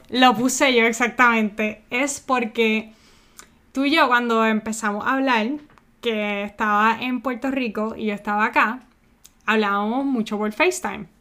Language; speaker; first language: Spanish; early bilingual, heritage; Spanish